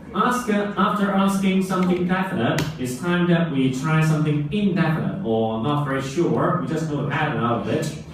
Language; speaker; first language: English; non-native, local second language; Chinese